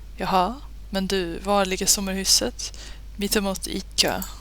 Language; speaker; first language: Swedish; non-native, learner; Dutch